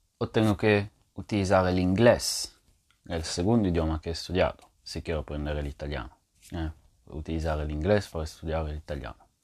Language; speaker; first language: Spanish; non-native, fluent; Italian